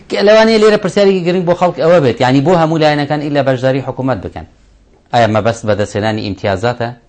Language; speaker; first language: Central Kurdish; non-native, local second language; Kurdish